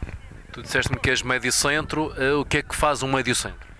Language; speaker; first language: Portuguese; native; Portuguese